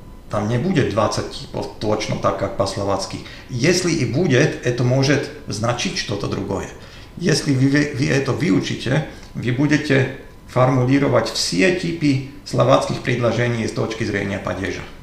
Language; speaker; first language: Russian; non-native, fluent; Slovak